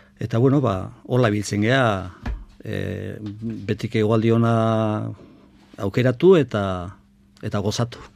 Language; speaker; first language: Basque; native; Basque